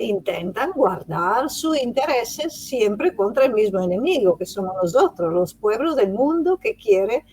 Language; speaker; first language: Spanish; non-native, fluent; Italian